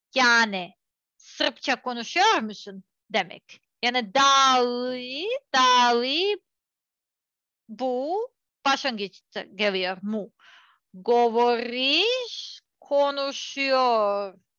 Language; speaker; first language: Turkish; non-native, learner; Serbian